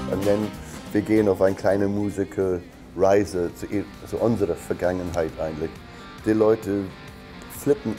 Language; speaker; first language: German; non-native, fluent; English